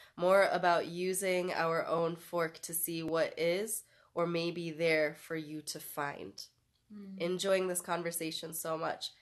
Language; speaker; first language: English; native; English